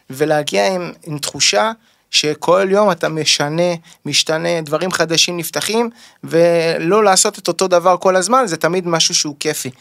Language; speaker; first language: Hebrew; native; Hebrew